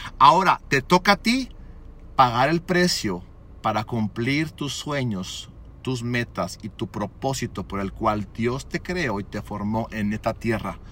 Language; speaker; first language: Spanish; early bilingual, other home language; English